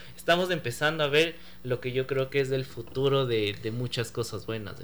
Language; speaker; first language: Spanish; native; Spanish